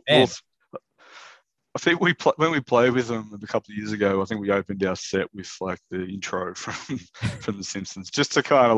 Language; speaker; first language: English; native; English